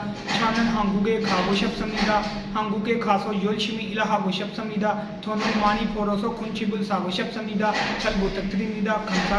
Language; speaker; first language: Korean; non-native, learner; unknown